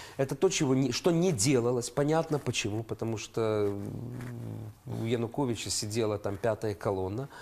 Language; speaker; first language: Russian; non-native, local second language; Ukrainian